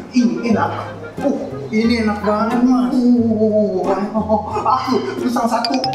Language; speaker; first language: Indonesian; non-native, learner; Japanese